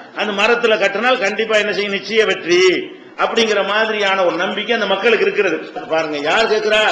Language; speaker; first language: Tamil; native; Tamil